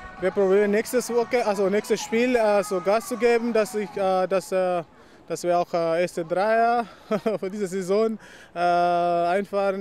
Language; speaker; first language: German; non-native, fluent; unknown